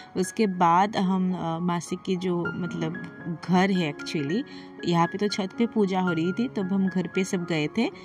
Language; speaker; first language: Hindi; non-native, local second language; Bangla